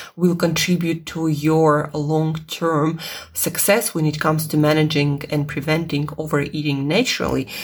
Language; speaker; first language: English; non-native, fluent; Russian